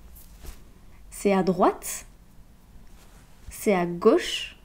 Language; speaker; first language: French; native; French